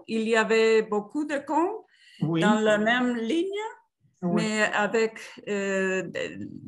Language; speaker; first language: French; non-native, fluent; Spanish